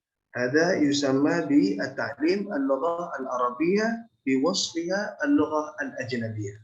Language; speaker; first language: Arabic; non-native, fluent; Indonesian